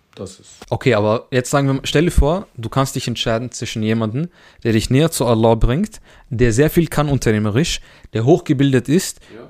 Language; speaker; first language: German; early bilingual, other home language; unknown